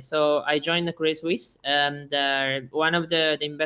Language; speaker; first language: English; non-native, fluent; Japanese